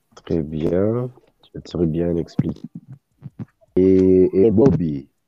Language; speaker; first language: French; non-native, learner; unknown